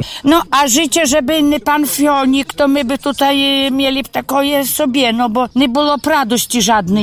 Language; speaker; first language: Polish; non-native, local second language; Ukrainian